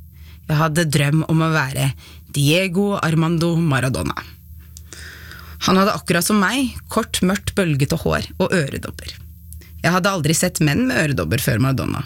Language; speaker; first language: Norwegian; early bilingual, other home language; Arabic